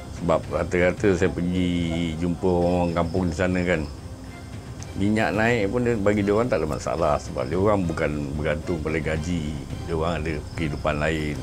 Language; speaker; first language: Malay; native; Malay